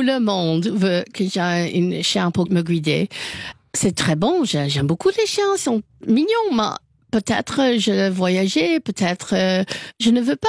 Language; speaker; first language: French; non-native, learner; English